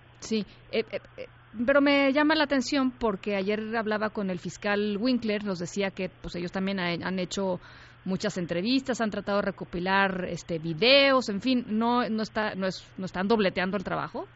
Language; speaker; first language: Spanish; native; Spanish